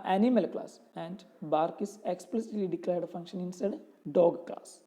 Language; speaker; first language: English; non-native, local second language; Malayalam